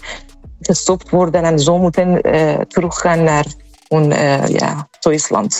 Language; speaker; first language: Dutch; non-native, fluent; Persian